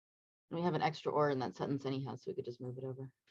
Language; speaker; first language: English; native; English